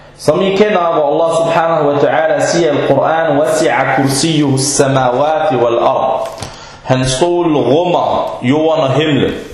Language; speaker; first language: Danish; non-native, fluent; Arabic